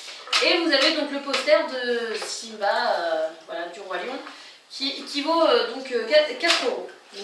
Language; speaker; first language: French; native; French